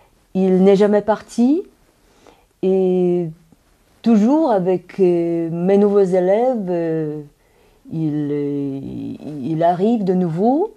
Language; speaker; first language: French; non-native, fluent; Russian